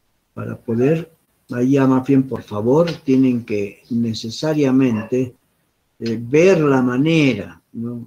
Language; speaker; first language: Spanish; native; Spanish